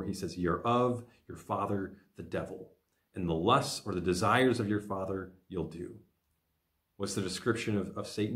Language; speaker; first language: English; native; English